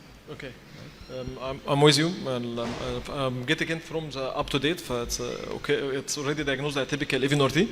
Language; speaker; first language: English; non-native, fluent; Arabic